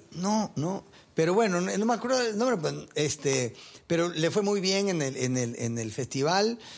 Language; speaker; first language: Spanish; early bilingual, heritage; Spanish